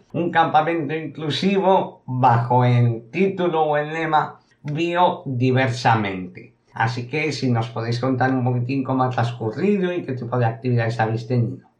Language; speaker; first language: Spanish; native; Spanish